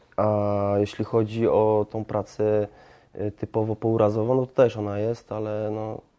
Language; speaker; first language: Polish; early bilingual, heritage; French